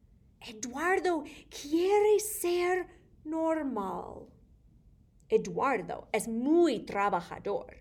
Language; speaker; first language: Spanish; non-native, fluent; English